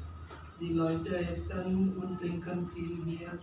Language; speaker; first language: German; non-native, learner; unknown